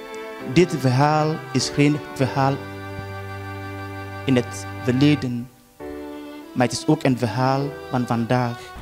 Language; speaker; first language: Dutch; non-native, fluent; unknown